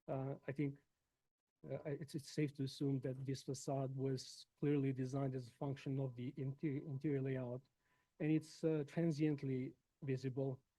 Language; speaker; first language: English; non-native, fluent; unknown